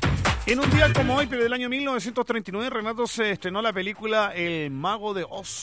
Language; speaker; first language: Spanish; native; Spanish